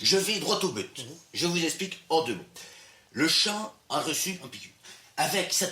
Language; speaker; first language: French; native; French